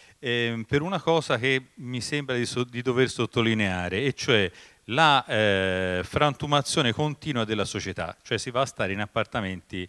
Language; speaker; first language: Italian; native; Italian